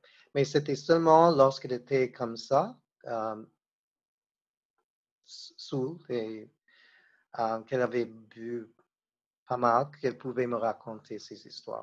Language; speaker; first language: French; non-native, fluent; English